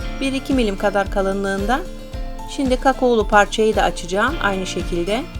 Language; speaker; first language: Turkish; native; Turkish